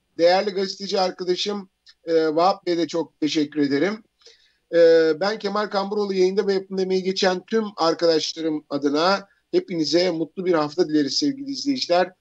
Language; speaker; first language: Turkish; native; Turkish